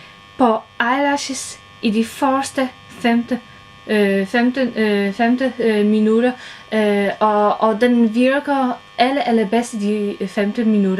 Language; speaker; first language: Danish; non-native, fluent; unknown